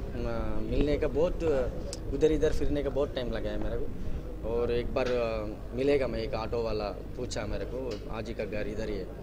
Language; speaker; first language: Hindi; non-native, local second language; Telugu